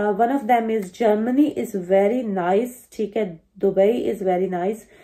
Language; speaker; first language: Urdu; native; Urdu